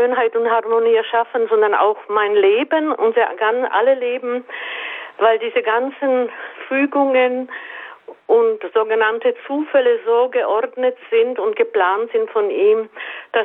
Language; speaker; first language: German; native; German